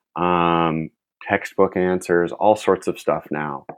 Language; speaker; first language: English; native; English